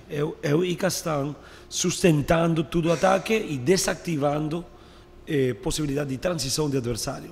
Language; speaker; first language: Portuguese; non-native, learner; Spanish